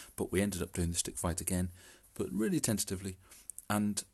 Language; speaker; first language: English; native; English